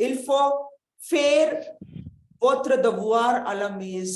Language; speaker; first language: French; non-native, fluent; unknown